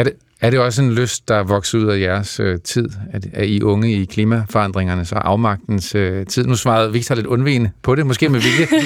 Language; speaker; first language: Danish; native; Danish